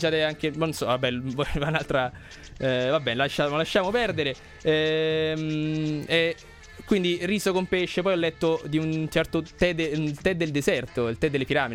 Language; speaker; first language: Italian; native; Italian